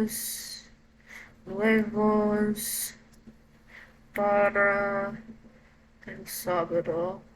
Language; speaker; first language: Spanish; non-native, learner; English